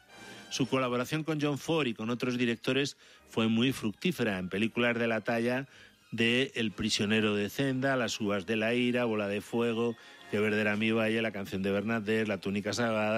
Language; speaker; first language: Spanish; native; Spanish